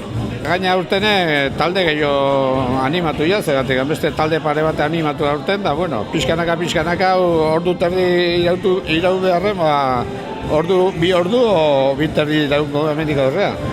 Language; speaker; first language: Basque; native; Basque